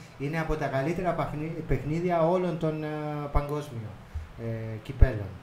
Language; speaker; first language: Greek; non-native, fluent; Spanish